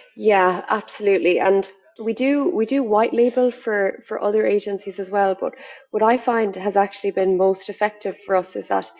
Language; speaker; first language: English; native; English